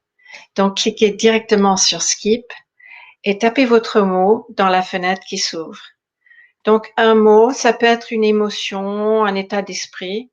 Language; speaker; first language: French; non-native, fluent; English